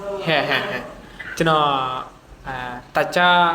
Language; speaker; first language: Burmese; non-native, learner; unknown